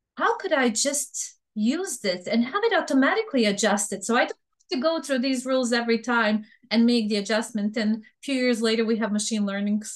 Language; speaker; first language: English; non-native, fluent; Bosnian